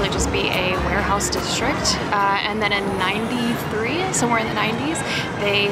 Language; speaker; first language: English; native; English